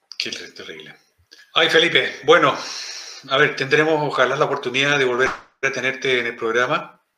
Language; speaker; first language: Spanish; native; Spanish